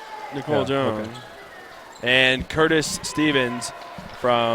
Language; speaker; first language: English; native; English